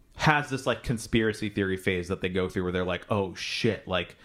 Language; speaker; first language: English; native; English